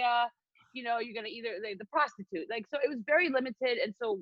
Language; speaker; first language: English; non-native, local second language; Filipino